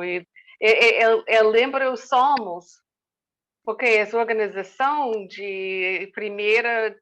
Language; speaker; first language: Portuguese; non-native, learner; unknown